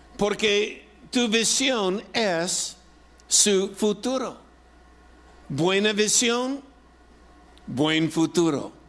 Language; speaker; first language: Spanish; non-native, fluent; English